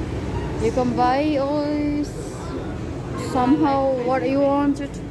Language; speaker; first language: English; non-native, fluent; Filipino